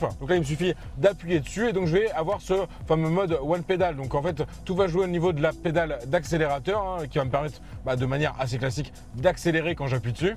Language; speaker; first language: French; native; French